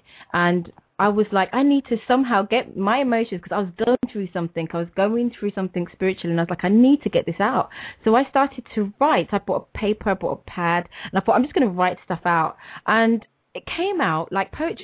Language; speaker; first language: English; native; English